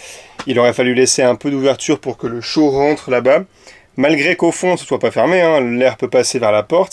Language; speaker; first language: French; native; French